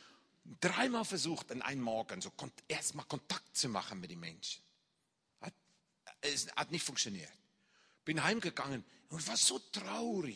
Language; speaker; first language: German; non-native, fluent; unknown